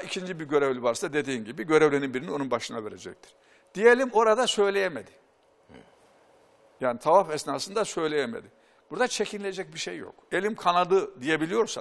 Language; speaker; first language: Turkish; native; Turkish